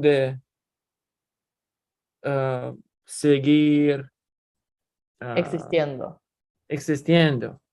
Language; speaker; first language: Spanish; non-native, learner; Russian